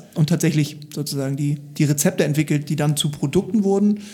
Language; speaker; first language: German; native; German